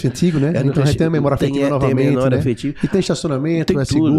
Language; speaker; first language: Portuguese; native; Portuguese